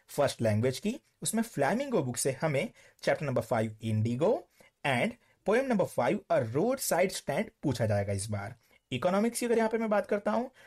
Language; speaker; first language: Hindi; non-native, local second language; Gujarati